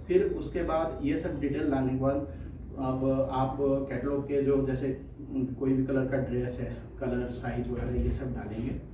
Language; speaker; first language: Hindi; native; Hindi